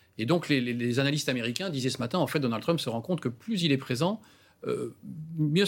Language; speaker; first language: French; native; French